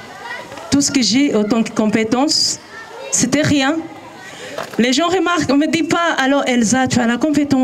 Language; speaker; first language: French; non-native, learner; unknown